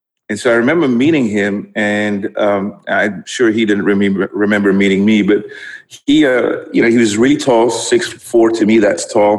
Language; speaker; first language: English; non-native, local second language; Dutch